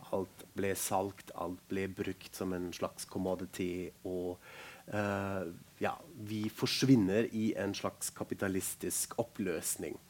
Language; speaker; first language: Norwegian; non-native, fluent; German